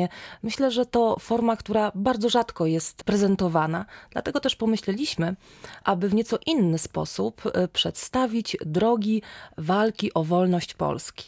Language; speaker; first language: Polish; native; Polish